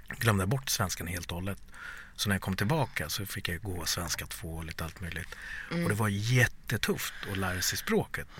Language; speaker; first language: Swedish; early bilingual, other home language; Bangla